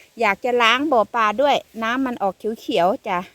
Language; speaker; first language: Thai; native; Thai